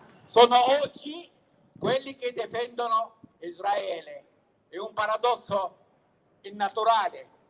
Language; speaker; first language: Italian; non-native, fluent; Arabic